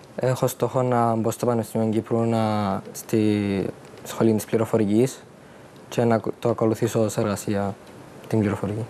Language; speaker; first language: Greek; early bilingual, other home language; Arabic